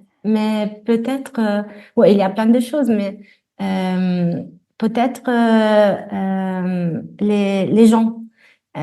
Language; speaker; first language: French; non-native, fluent; Italian